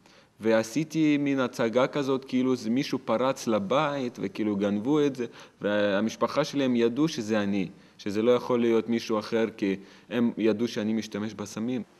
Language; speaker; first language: Hebrew; non-native, fluent; Russian